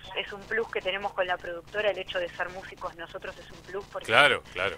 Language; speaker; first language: Spanish; native; Spanish